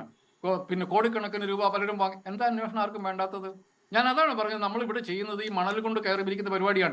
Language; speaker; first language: Malayalam; native; Malayalam